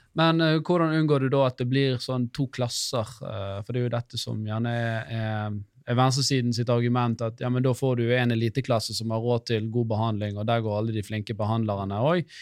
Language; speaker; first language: Norwegian; native; Norwegian